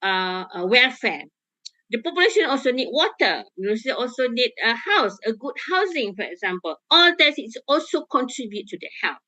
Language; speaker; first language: English; non-native, local second language; Malay